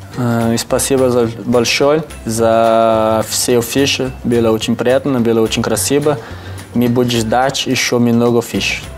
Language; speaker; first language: Russian; non-native, learner; Portuguese